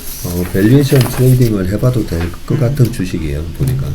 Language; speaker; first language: Korean; native; Korean